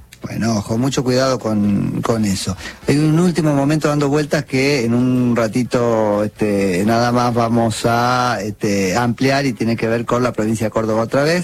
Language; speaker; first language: Spanish; native; Spanish